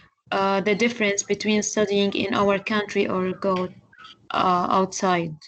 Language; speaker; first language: English; non-native, learner; Arabic